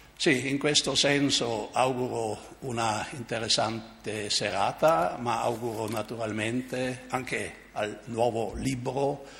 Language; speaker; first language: Italian; non-native, local second language; German